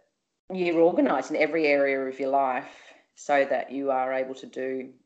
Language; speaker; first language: English; native; English